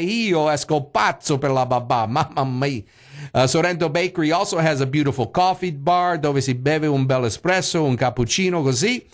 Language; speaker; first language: Italian; early bilingual, heritage; Italian